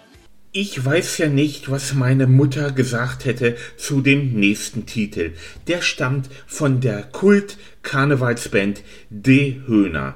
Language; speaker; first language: German; native; German